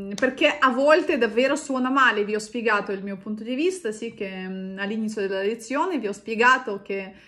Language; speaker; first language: Italian; non-native, fluent; Russian